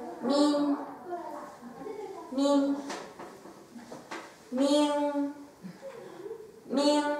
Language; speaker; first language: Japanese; non-native, fluent; Chinese